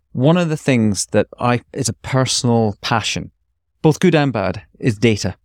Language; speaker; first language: English; native; English